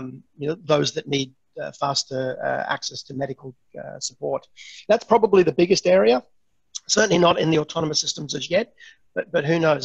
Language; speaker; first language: English; native; English